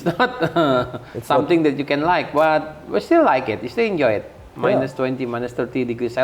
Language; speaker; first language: English; non-native, fluent; Indonesian